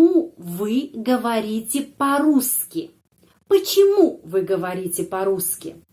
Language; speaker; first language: Russian; non-native, fluent; Indonesian